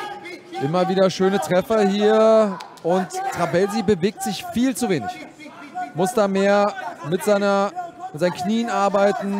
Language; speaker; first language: German; native; German